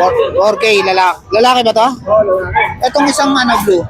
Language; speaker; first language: Filipino; native; Filipino